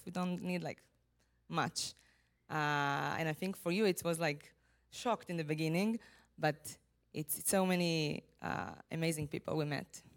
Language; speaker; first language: English; non-native, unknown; Hebrew